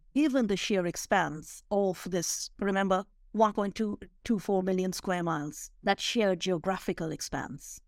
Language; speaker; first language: English; non-native, local second language; Bangla